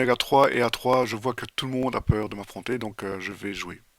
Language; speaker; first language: French; native; French